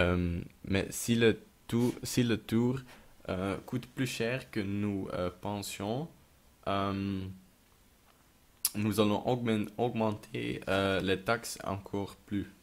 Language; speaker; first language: French; non-native, local second language; Dutch